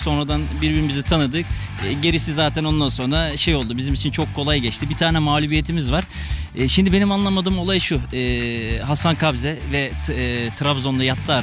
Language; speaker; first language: Turkish; native; Turkish